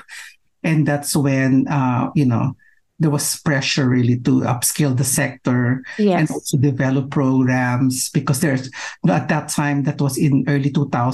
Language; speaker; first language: English; non-native, local second language; Filipino